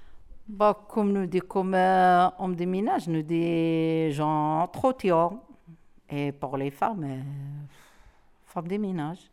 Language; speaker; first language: French; non-native, learner; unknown